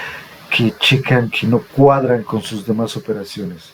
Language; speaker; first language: Spanish; native; Spanish